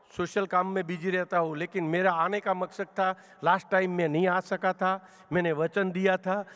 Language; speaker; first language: Hindi; non-native, local second language; Gujarati